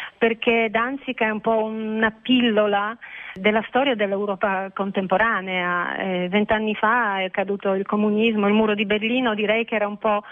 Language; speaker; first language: Italian; non-native, fluent; Polish